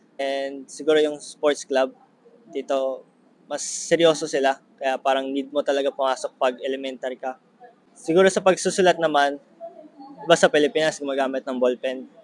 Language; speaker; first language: Filipino; native; Filipino